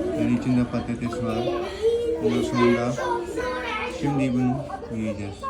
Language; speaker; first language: Turkish; non-native, learner; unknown